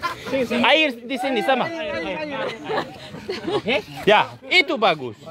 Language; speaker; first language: Indonesian; non-native, learner; Hungarian